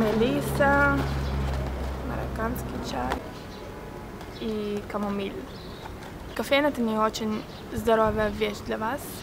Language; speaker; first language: Russian; early bilingual, heritage; Russian